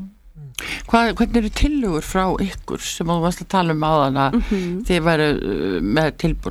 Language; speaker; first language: Icelandic; native; Icelandic